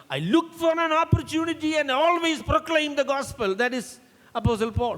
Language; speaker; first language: English; non-native, local second language; Malayalam